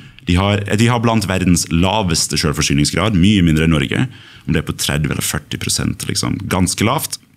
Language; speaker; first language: Norwegian; early bilingual, other home language; English